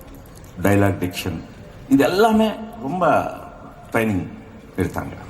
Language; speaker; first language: Tamil; non-native, fluent; Telugu